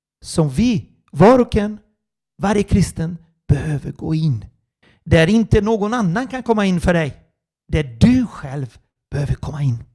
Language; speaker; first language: Swedish; non-native, fluent; Portuguese